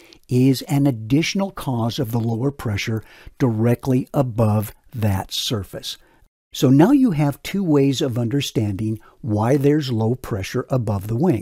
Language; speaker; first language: English; native; English